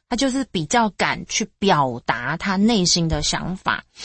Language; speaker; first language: Chinese; native; Chinese